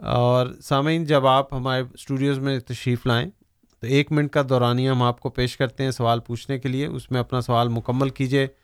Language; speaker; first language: Urdu; native; Urdu